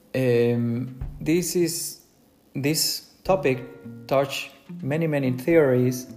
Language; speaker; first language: English; non-native, fluent; Spanish